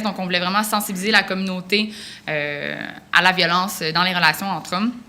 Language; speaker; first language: French; native; French